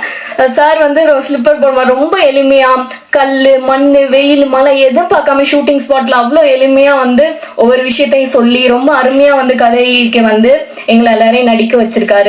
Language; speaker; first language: Tamil; native; Tamil